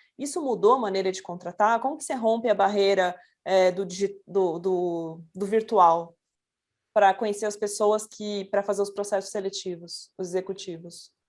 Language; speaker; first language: Portuguese; native; Portuguese